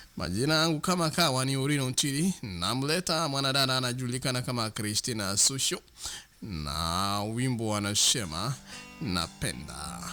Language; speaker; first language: Swahili; non-native, local second language; Gusii